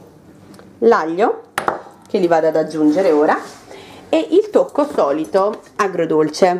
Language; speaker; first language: Italian; native; Italian